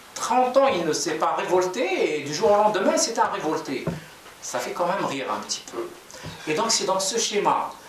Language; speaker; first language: French; non-native, local second language; Kabyle